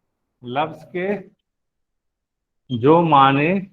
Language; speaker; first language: Urdu; native; Urdu